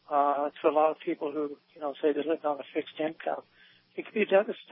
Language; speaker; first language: English; native; English